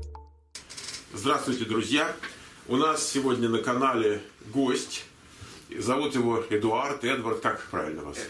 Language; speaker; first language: Russian; native; Russian